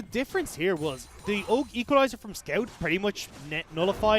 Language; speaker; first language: English; native; English